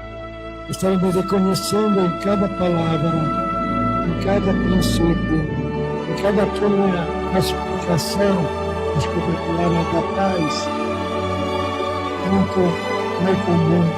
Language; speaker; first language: Portuguese; non-native, fluent; Italian